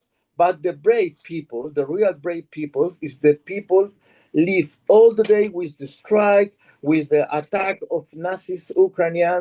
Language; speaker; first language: English; non-native, learner; Spanish